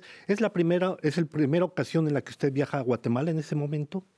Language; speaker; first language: Spanish; native; Spanish